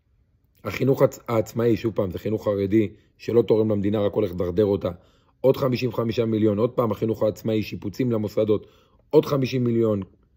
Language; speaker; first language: Hebrew; native; Hebrew